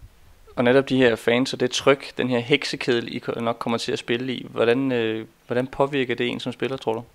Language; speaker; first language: Danish; native; Danish